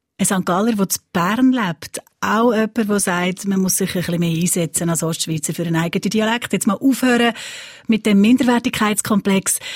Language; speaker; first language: German; native; German